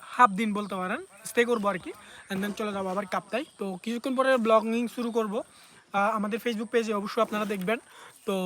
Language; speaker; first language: Bangla; native; Bangla